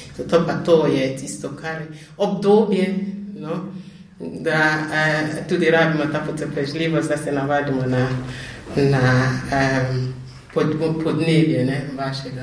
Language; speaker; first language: Slovenian; non-native, fluent; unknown